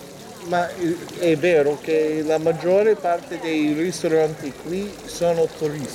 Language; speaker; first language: Italian; non-native, learner; English